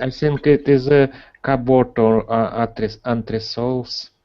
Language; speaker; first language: English; non-native, learner; Russian